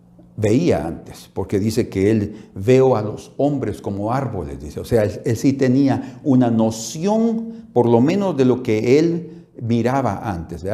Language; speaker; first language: Spanish; native; Spanish